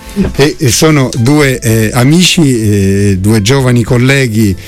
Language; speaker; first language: Italian; native; Italian